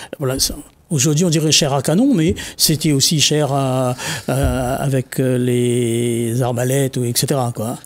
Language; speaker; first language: French; non-native, local second language; Réunion Creole French